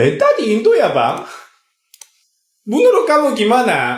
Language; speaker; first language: Indonesian; non-native, learner; Korean